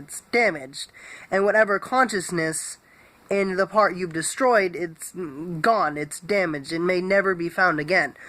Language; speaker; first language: English; native; English